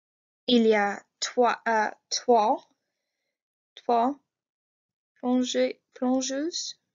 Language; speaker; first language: French; non-native, learner; English